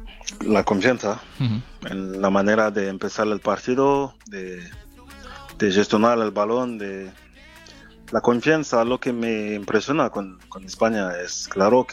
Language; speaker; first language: Spanish; non-native, fluent; French